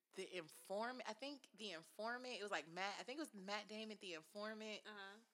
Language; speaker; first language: English; native; English